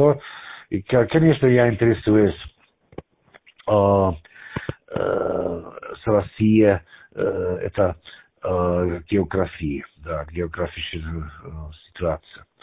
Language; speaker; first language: Russian; non-native, learner; German